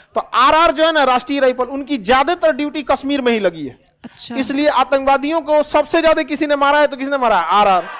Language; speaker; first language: Hindi; native; Hindi